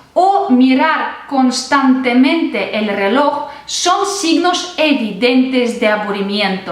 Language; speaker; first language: Spanish; non-native, fluent; Russian